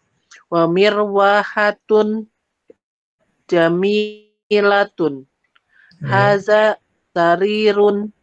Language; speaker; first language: Arabic; non-native, learner; Indonesian